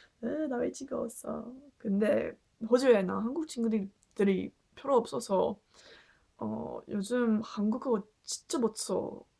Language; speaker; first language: Korean; non-native, learner; English